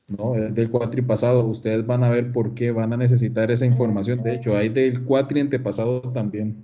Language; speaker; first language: Spanish; native; Spanish